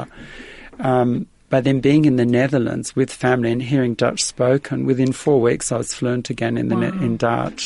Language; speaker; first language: English; early bilingual, other home language; Dutch